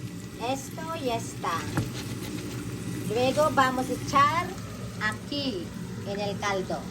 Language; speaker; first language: Spanish; non-native, learner; Filipino